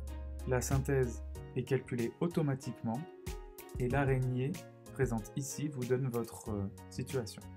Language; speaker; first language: French; native; French